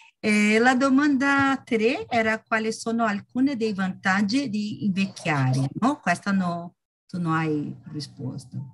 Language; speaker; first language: Italian; non-native, learner; Portuguese